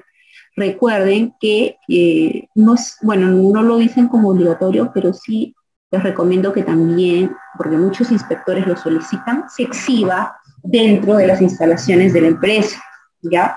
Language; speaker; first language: Spanish; native; Spanish